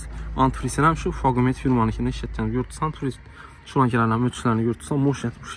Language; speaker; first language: Uzbek; native; Uzbek